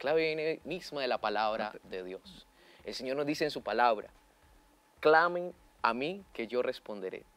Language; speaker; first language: Spanish; native; Spanish